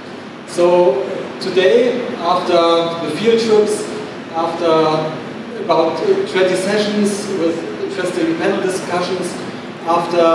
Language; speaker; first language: English; non-native, fluent; German